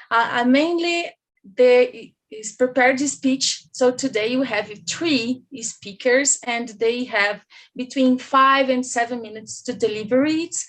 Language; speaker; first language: English; non-native, learner; Portuguese